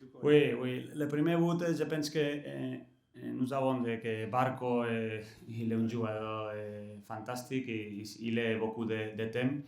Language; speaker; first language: French; non-native, learner; Catalan